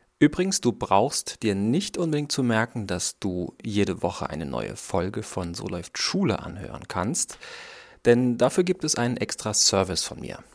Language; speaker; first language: German; native; German